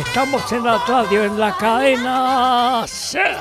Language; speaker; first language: Spanish; native; Spanish